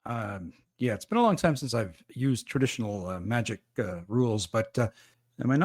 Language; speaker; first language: English; native; English